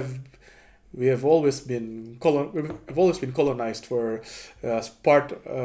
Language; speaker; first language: English; non-native, local second language; Filipino